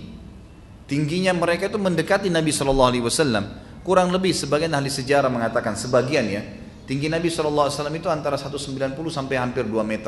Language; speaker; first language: Indonesian; native; Indonesian